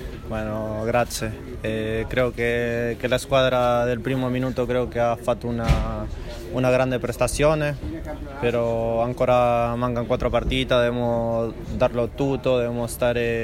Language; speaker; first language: Italian; non-native, learner; Spanish